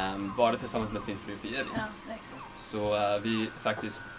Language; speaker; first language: Swedish; non-native, fluent; English